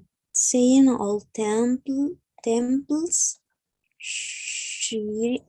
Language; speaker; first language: English; non-native, learner; Spanish